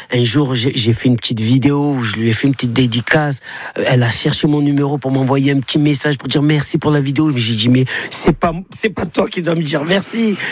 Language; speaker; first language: French; native; French